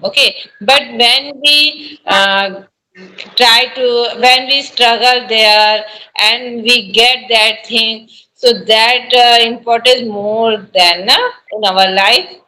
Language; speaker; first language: English; non-native, learner; Hindi